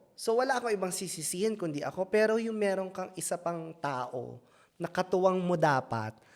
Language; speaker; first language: Filipino; native; Filipino